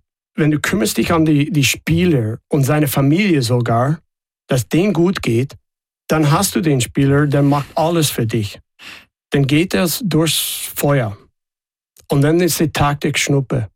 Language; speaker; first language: German; non-native, fluent; English